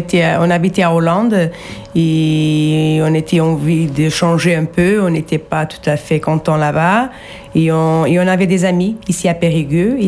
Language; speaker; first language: French; non-native, fluent; Portuguese